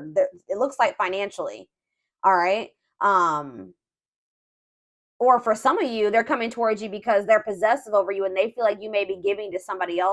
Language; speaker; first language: English; native; English